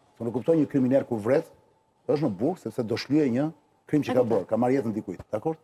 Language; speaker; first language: Albanian; native; Albanian